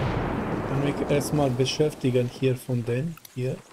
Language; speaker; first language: German; non-native, fluent; Romanian